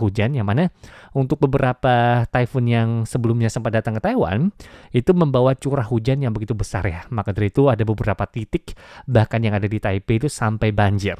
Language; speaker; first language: Indonesian; native; Indonesian